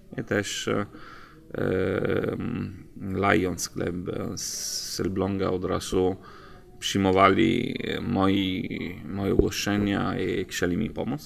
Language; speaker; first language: Polish; non-native, learner; Italian